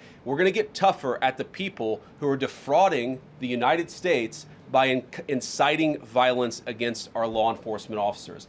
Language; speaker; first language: English; native; English